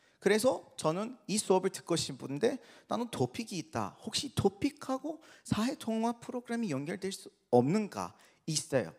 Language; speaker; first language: Korean; non-native, fluent; Persian